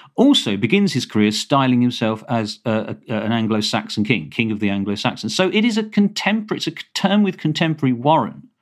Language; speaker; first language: English; native; English